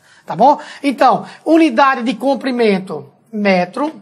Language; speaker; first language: Portuguese; native; Portuguese